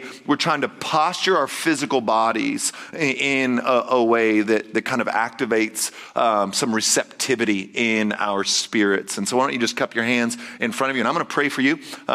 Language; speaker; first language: English; native; English